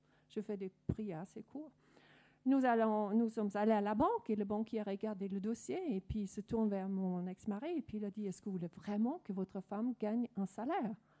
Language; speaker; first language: French; non-native, fluent; Danish